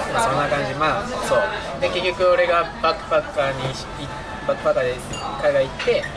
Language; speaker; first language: Japanese; native; Japanese